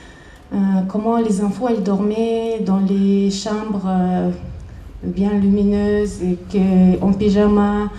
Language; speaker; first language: French; non-native, learner; Chechen